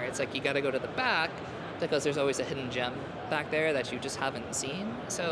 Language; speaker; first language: English; native; English